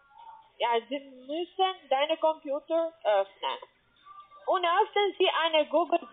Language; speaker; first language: German; non-native, learner; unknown